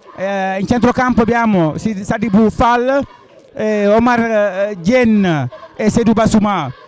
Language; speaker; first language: Italian; non-native, fluent; Wolof